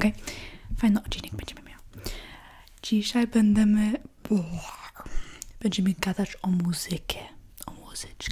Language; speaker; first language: Polish; early bilingual, heritage; English